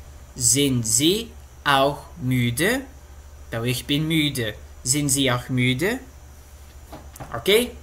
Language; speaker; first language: German; non-native, learner; Portuguese